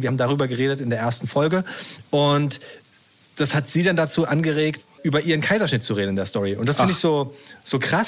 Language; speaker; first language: German; native; German